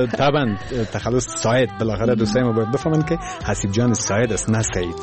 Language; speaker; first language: Persian; native; Persian